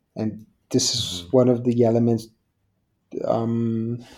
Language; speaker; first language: English; non-native, fluent; Polish